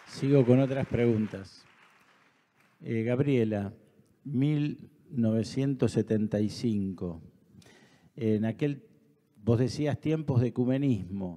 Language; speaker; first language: Spanish; native; Spanish